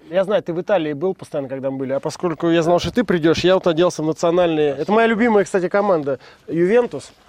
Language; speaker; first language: Russian; native; Russian